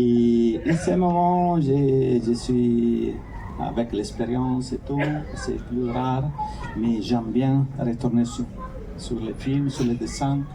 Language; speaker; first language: French; non-native, fluent; Italian